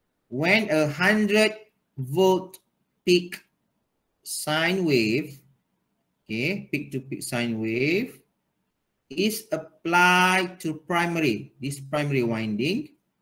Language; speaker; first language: English; non-native, local second language; Malay